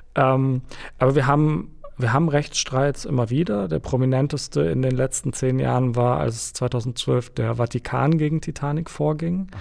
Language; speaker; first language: German; native; German